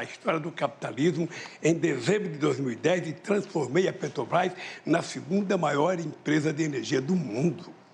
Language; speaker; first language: Portuguese; native; Portuguese